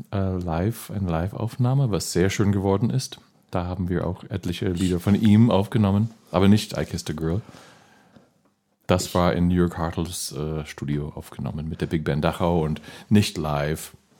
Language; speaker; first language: German; non-native, fluent; English